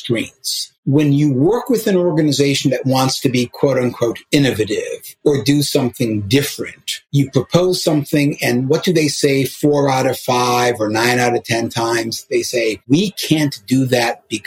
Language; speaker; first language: English; native; English